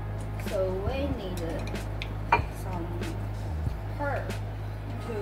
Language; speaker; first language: English; non-native, learner; Chinese